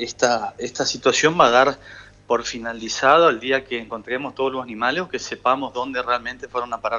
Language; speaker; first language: Spanish; native; Spanish